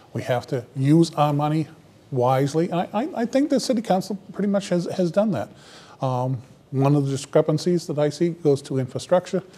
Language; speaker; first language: English; native; English